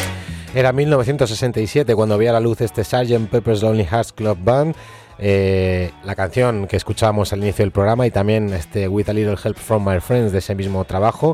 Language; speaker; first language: Spanish; native; Spanish